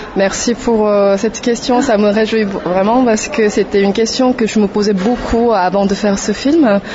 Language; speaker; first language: French; non-native, fluent; Korean